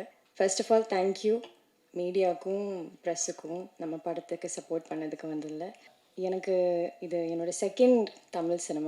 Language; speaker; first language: Tamil; non-native, learner; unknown